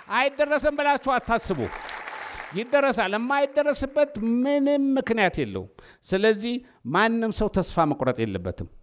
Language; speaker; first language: Amharic; native; Amharic